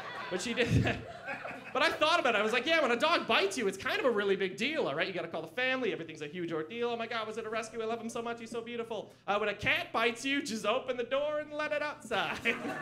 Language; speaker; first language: English; native; English